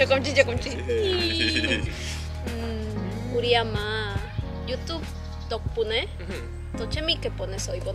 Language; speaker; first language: Korean; non-native, learner; Spanish